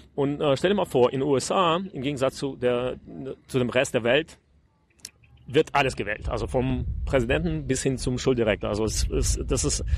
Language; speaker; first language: German; non-native, fluent; Russian